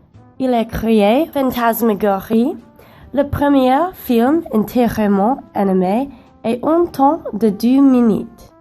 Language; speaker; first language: French; non-native, learner; English